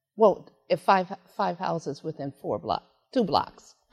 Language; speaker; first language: English; native; English